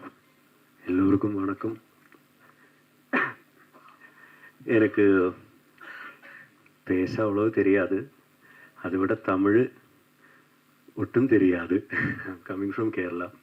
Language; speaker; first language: Tamil; non-native, learner; Malayalam